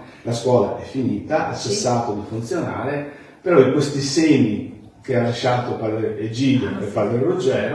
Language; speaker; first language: Italian; native; Italian